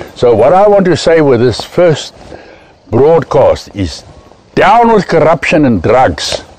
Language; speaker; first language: English; non-native, local second language; Afrikaans